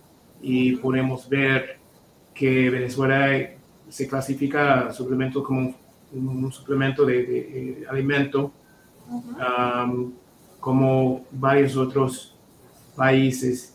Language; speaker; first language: Spanish; non-native, fluent; English